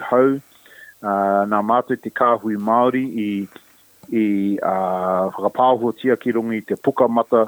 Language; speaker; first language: Māori; non-native, local second language; English